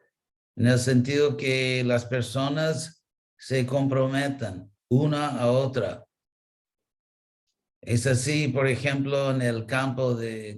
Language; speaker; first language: Spanish; non-native, fluent; English